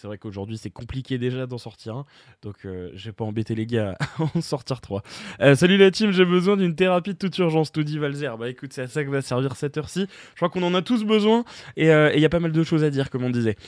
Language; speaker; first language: French; native; French